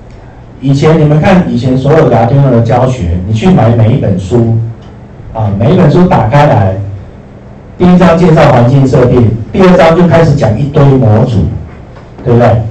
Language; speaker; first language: Chinese; native; Chinese